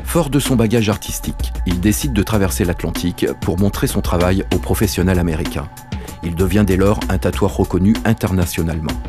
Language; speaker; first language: French; native; French